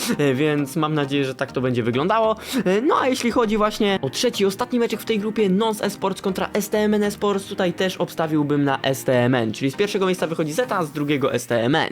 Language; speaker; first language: Polish; native; Polish